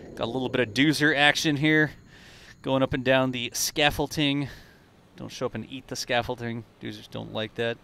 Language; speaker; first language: English; native; English